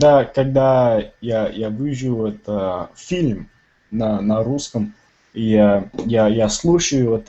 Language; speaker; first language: Russian; non-native, learner; Tamil